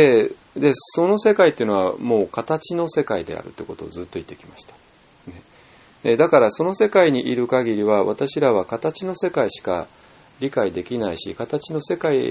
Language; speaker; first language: Japanese; native; Japanese